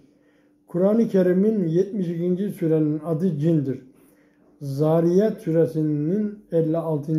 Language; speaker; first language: Turkish; native; Turkish